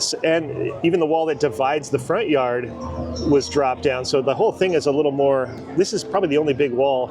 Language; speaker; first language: English; native; English